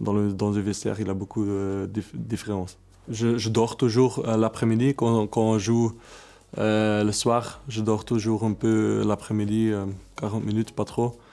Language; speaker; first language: French; non-native, local second language; Dutch